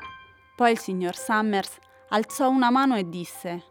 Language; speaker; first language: Italian; native; Italian